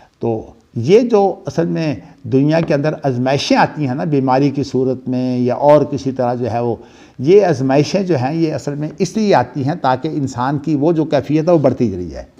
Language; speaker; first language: Urdu; non-native, local second language; Punjabi